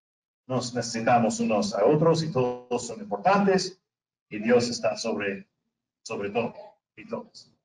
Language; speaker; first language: Spanish; non-native, fluent; English